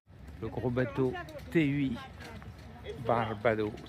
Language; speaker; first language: French; native; French